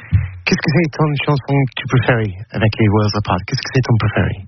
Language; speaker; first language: French; non-native, learner; English